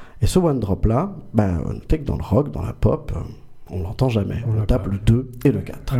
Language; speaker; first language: French; native; French